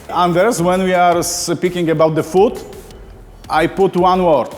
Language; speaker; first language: English; non-native, learner; Polish